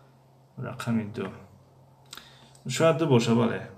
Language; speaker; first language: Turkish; non-native, fluent; Tajik